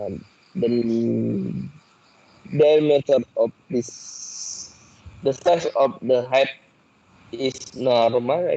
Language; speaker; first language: English; non-native, learner; Indonesian